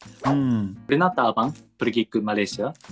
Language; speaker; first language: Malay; non-native, learner; Japanese